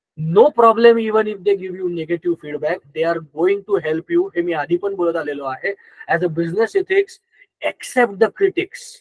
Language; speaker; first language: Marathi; non-native, local second language; Gujarati